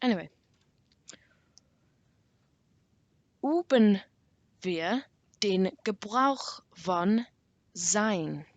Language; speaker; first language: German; non-native, learner; English